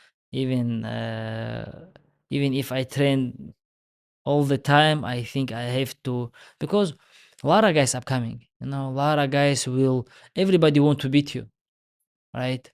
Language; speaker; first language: English; non-native, learner; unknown